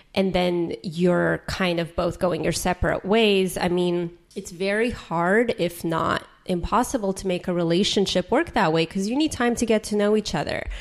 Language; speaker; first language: English; native; English